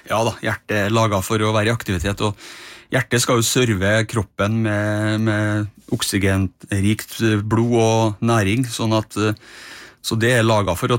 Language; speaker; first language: Norwegian; native; Norwegian